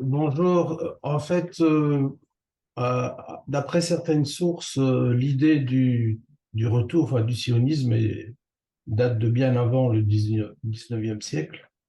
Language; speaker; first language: French; non-native, learner; Hebrew